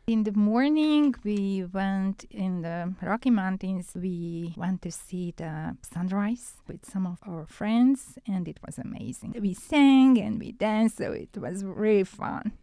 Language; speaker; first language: English; non-native, fluent; Hungarian